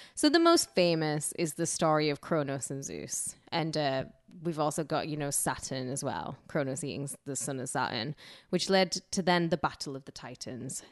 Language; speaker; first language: English; native; English